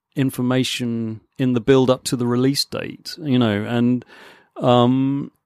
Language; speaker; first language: English; native; English